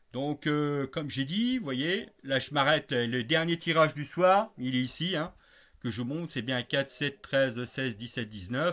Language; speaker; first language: French; native; French